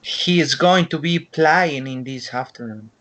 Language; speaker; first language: English; non-native, learner; Spanish